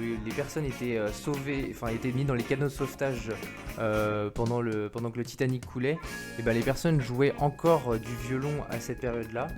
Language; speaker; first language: French; native; French